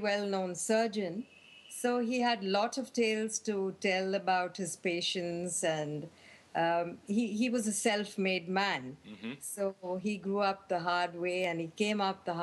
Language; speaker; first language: English; non-native, local second language; Tamil